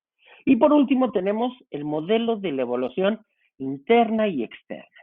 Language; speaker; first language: Spanish; native; Spanish